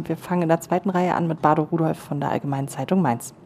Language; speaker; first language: German; native; German